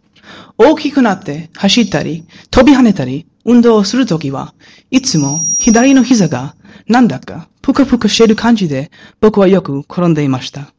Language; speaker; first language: Japanese; non-native, learner; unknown